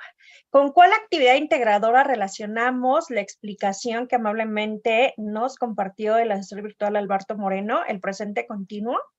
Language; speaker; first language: Spanish; native; Spanish